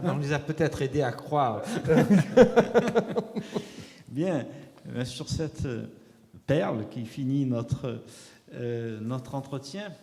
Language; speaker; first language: French; native; French